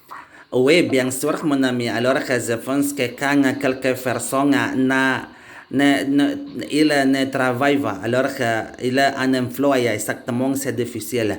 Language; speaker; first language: French; non-native, learner; Indonesian